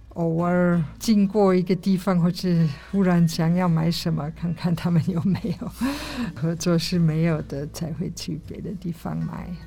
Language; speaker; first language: Chinese; non-native, fluent; German